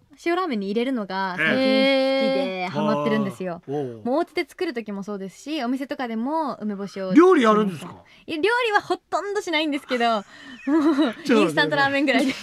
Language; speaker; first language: Japanese; native; Japanese